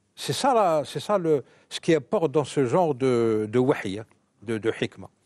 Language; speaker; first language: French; non-native, local second language; Arabic